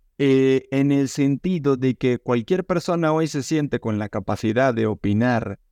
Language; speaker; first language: Spanish; native; Spanish